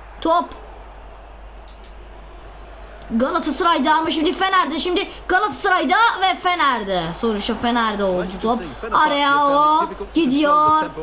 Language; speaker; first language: Turkish; non-native, learner; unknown